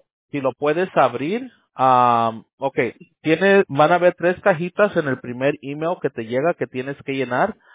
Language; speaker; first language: Spanish; early bilingual, heritage; Spanish